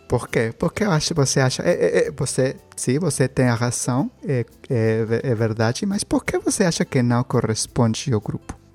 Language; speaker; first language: Portuguese; non-native, learner; Spanish